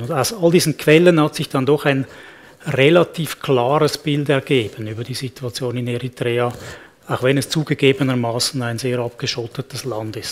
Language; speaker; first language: German; native; German